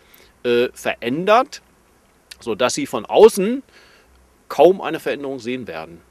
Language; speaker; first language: German; native; German